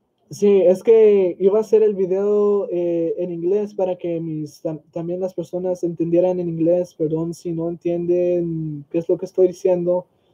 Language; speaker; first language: Spanish; early bilingual, heritage; Spanish